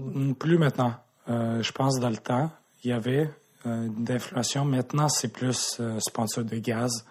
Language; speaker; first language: French; early bilingual, other home language; Russian